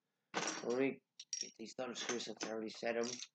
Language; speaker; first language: English; native; English